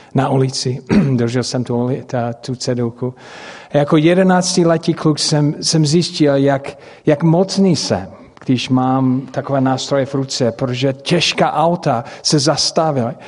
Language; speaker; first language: Czech; non-native, fluent; English